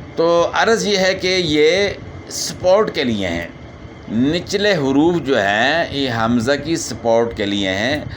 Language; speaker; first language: Urdu; native; Urdu